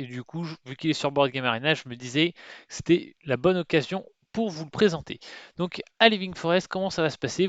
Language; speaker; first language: French; native; French